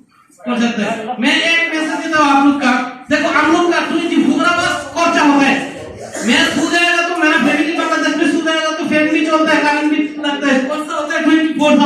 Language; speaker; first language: Hindi; non-native, fluent; Bangla